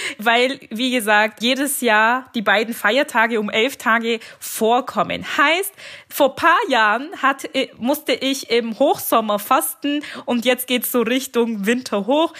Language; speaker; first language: German; early bilingual, other home language; Turkish